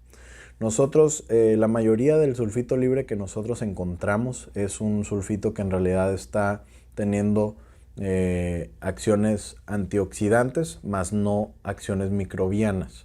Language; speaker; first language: Spanish; native; Spanish